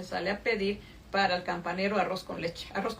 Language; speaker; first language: Spanish; native; Spanish